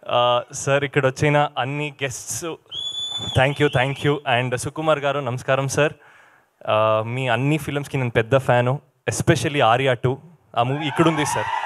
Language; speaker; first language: Telugu; non-native, learner; Kannada